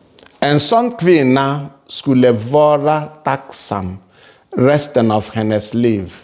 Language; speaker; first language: Swedish; non-native, fluent; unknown